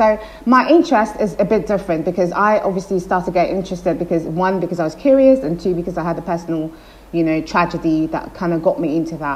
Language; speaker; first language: English; non-native, local second language; Igbo